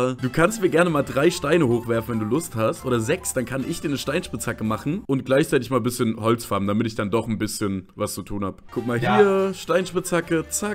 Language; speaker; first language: German; native; German